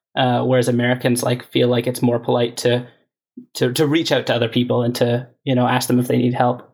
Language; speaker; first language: English; native; English